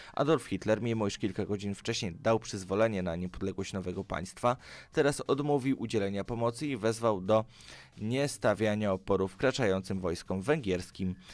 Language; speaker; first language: Polish; native; Polish